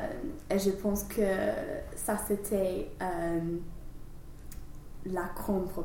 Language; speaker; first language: French; non-native, learner; English